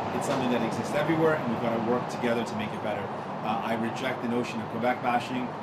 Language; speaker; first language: English; native; English